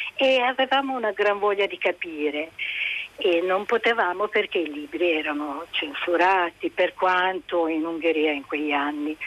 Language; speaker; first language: Italian; non-native, fluent; Hungarian